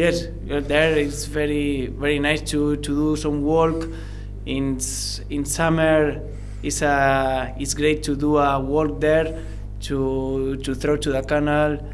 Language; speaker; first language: English; non-native, learner; Spanish